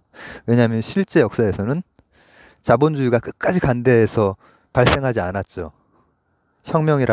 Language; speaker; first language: Korean; native; Korean